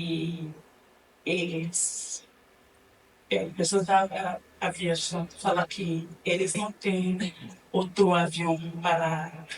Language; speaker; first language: Portuguese; non-native, learner; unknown